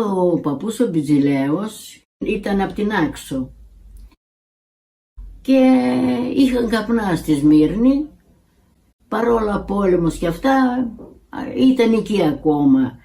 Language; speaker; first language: Greek; native; Greek